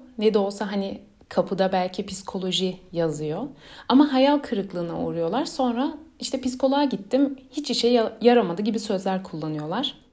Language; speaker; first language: Turkish; early bilingual, heritage; Turkish